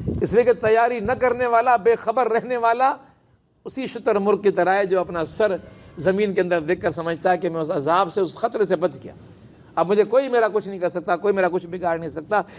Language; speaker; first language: Urdu; non-native, local second language; Sindhi